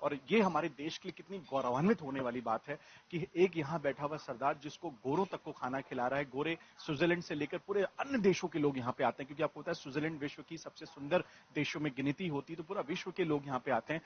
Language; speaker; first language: Hindi; native; Hindi